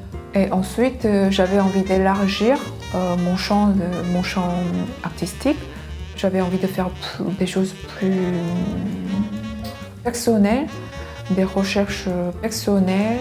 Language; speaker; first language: French; non-native, fluent; Korean